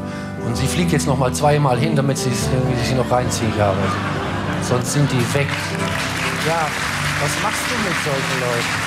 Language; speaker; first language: German; native; German